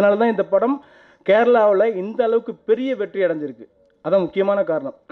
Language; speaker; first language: Tamil; native; Tamil